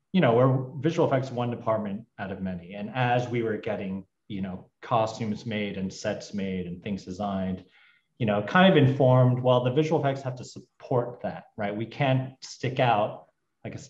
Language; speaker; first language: English; native; English